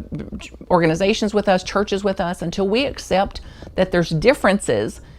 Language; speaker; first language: English; native; English